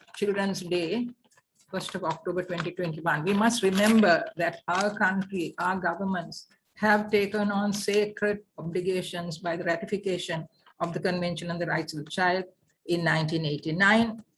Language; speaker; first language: English; non-native, local second language; Sinhala